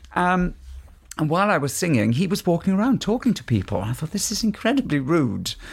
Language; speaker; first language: English; native; English